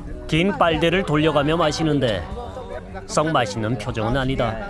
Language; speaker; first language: Korean; native; Korean